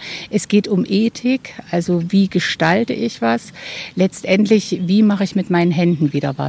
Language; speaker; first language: German; native; German